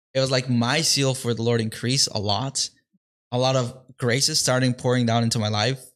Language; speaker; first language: English; early bilingual, other home language; Spanish